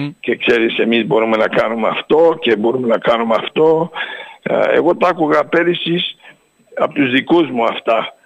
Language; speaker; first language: Greek; early bilingual, heritage; Greek